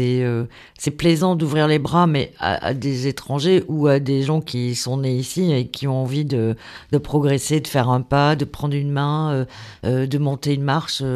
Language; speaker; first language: French; native; French